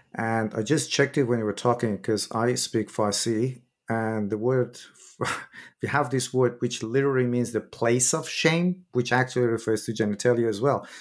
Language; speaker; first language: English; non-native, fluent; Persian